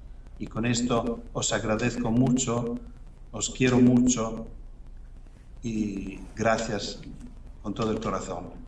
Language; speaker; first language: Spanish; non-native, fluent; Italian